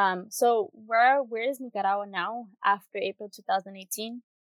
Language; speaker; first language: English; early bilingual, other home language; Spanish